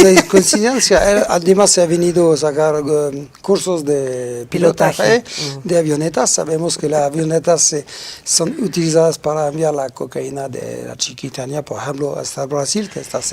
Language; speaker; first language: Spanish; non-native, fluent; French